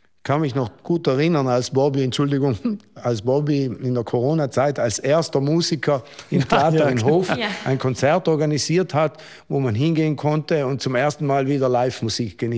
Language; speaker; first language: German; native; German